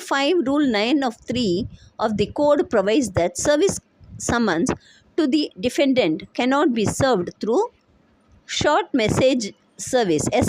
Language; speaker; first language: English; non-native, local second language; Tamil